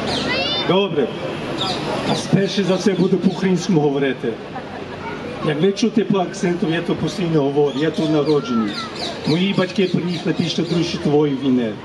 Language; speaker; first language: Ukrainian; early bilingual, heritage; Ukrainian